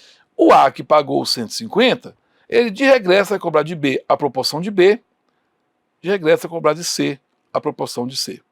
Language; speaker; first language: Portuguese; native; Portuguese